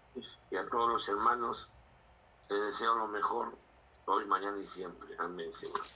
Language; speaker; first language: Spanish; native; Spanish